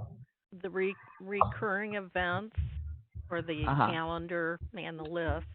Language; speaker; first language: English; native; English